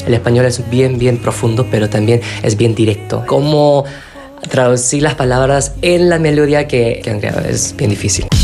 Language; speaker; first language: Spanish; non-native, fluent; Korean